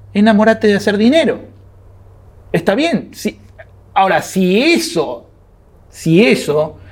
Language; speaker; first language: Spanish; native; Spanish